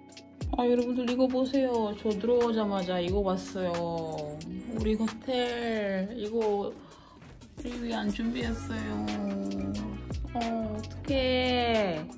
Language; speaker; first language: Korean; non-native, fluent; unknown